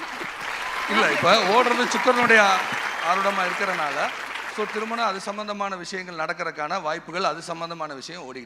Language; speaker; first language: Tamil; native; Tamil